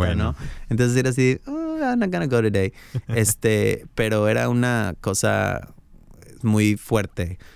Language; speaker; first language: Spanish; native; Spanish